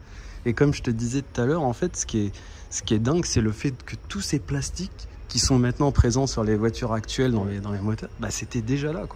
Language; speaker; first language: French; native; French